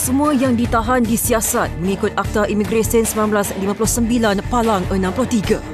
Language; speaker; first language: Malay; native; Malay